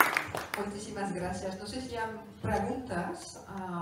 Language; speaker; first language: Catalan; non-native, local second language; French